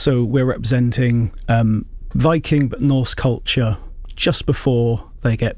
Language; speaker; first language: English; native; English